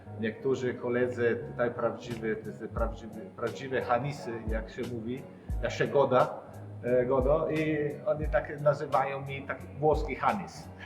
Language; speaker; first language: Polish; non-native, fluent; Italian